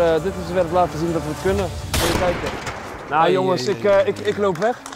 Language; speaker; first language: Dutch; native; Dutch